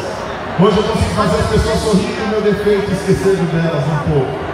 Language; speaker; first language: Portuguese; native; Portuguese